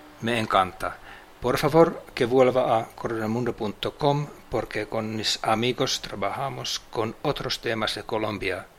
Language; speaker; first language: Spanish; non-native, fluent; English